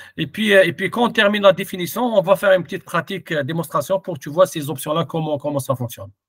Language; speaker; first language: French; non-native, local second language; Arabic